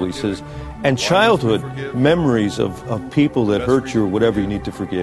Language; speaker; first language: English; native; English